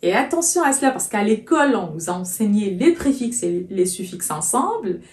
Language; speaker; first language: French; non-native, local second language; Arabic